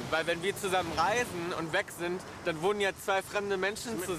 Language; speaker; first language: German; native; German